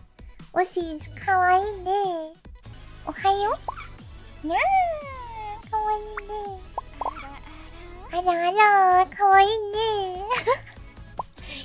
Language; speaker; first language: Japanese; native; Japanese